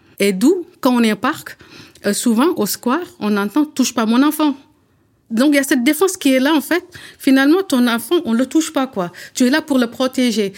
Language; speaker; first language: French; early bilingual, other home language; Wolof